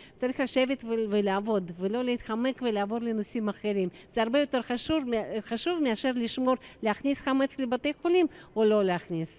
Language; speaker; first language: Hebrew; non-native, fluent; Russian